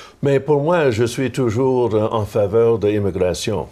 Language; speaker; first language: French; non-native, local second language; English